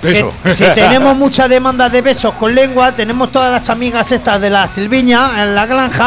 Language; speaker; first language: Spanish; native; Spanish